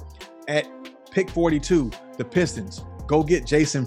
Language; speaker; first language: English; native; English